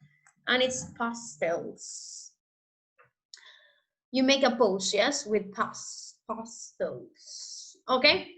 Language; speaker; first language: English; non-native, learner; Spanish